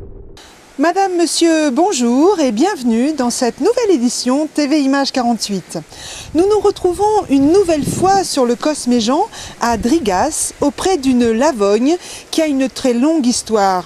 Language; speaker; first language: French; native; French